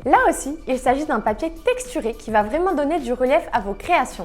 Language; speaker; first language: French; native; French